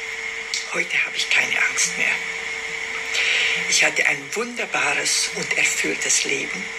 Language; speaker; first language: German; non-native, fluent; Romanian